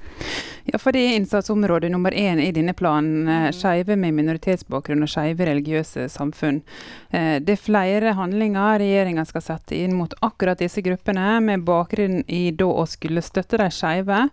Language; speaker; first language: Norwegian; native; Norwegian